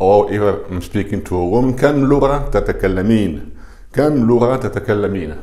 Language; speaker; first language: Arabic; non-native, fluent; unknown